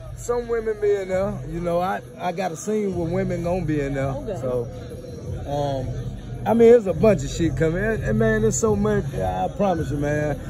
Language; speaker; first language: English; native; English